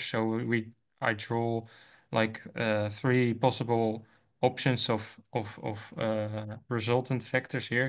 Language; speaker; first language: English; non-native, fluent; Dutch